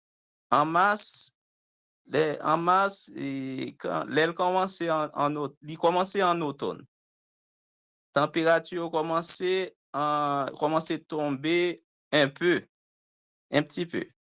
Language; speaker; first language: French; non-native, local second language; Haitian Creole